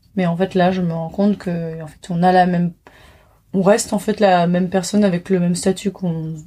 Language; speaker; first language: French; native; French